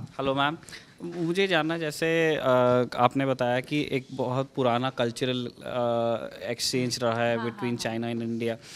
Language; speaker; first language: Hindi; native; Hindi